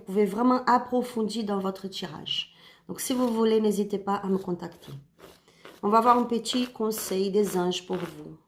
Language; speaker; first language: French; non-native, learner; Spanish